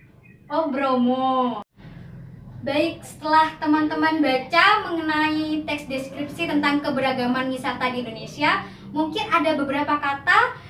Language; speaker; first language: Indonesian; native; Indonesian